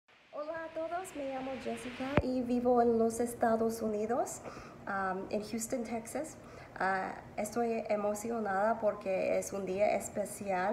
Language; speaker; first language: Spanish; non-native, learner; English